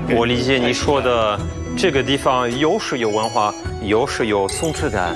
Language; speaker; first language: Chinese; non-native, fluent; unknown